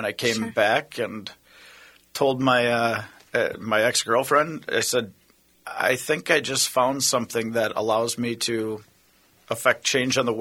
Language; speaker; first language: English; native; English